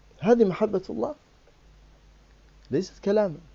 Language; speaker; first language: Arabic; native; Arabic